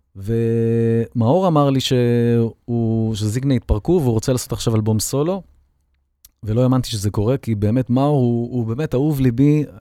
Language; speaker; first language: Hebrew; native; Hebrew